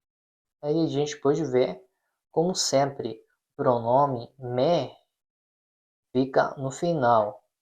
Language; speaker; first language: Portuguese; non-native, fluent; Spanish